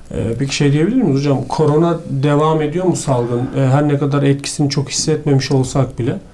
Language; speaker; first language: Turkish; native; Turkish